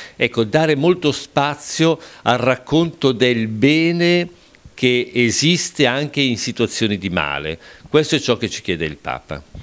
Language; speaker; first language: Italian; native; Italian